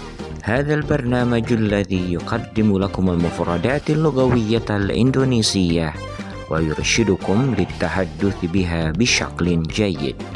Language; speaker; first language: Arabic; non-native, fluent; Indonesian